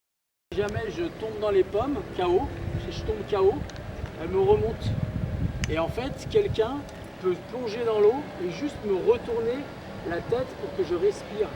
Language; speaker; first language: French; native; French